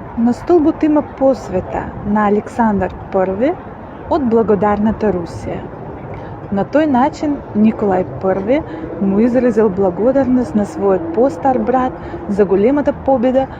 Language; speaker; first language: Macedonian; non-native, fluent; Russian